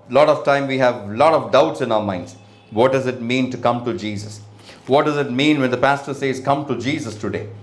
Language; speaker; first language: English; non-native, local second language; Tamil